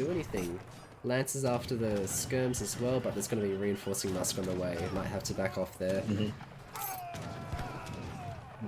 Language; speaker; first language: English; native; English